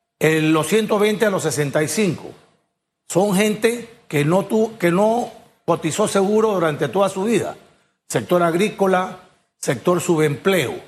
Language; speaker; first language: Spanish; native; Spanish